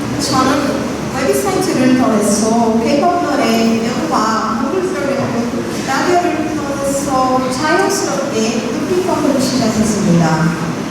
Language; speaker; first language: Korean; non-native, learner; Portuguese